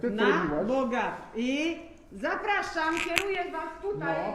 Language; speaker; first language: Polish; non-native, learner; Italian